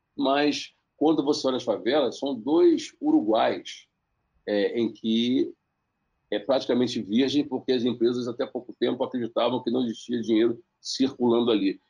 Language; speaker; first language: Portuguese; native; Portuguese